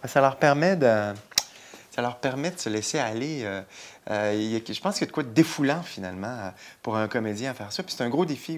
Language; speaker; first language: French; native; French